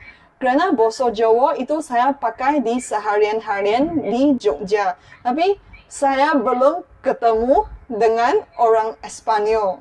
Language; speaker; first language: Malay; non-native, local second language; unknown